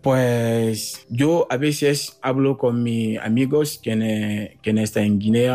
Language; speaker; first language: Spanish; non-native, learner; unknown